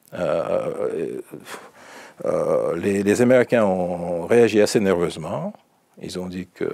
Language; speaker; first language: French; non-native, fluent; Russian